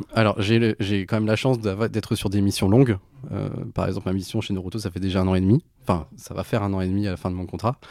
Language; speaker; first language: French; native; French